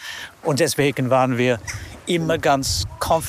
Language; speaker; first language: German; non-native, fluent; English